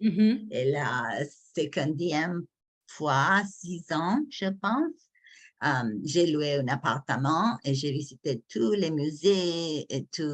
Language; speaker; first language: French; non-native, learner; English